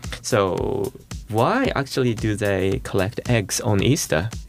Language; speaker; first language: English; non-native, fluent; Japanese